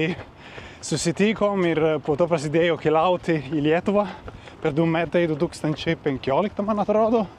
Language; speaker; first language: Lithuanian; non-native, learner; Italian